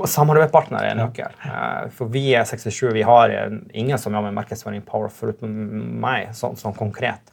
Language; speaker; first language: Norwegian; non-native, fluent; Macedonian